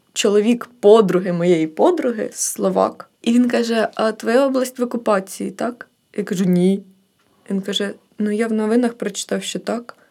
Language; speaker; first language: Ukrainian; native; Ukrainian